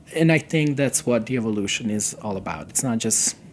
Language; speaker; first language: English; non-native, fluent; Serbian